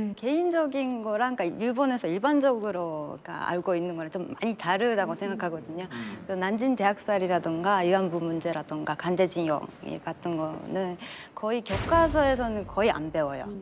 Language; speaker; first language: Korean; non-native, fluent; Japanese